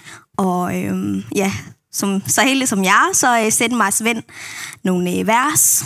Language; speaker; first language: Danish; non-native, local second language; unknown